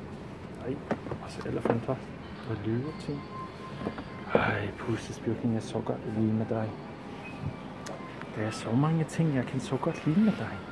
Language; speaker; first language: Danish; non-native, fluent; English